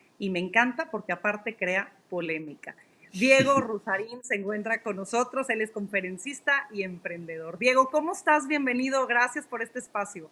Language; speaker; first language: Spanish; native; Spanish